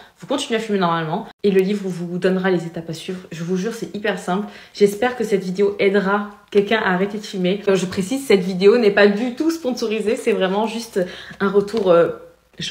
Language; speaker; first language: French; native; French